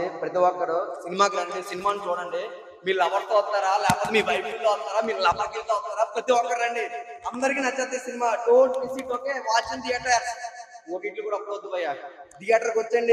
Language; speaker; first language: Telugu; native; Telugu